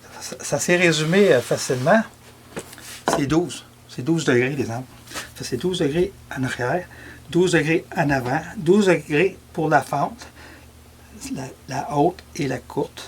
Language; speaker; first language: French; native; French